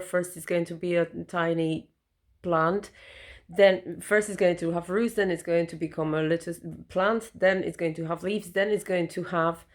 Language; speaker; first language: English; non-native, fluent; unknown